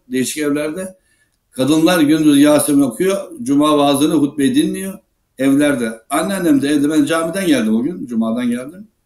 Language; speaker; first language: Turkish; native; Turkish